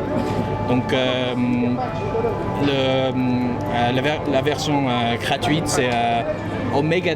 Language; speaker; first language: French; non-native, fluent; English